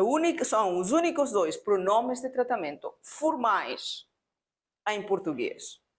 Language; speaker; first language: Portuguese; non-native, fluent; Spanish